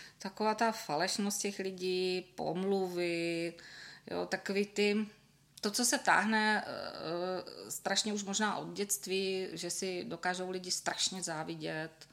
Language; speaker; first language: Czech; native; Czech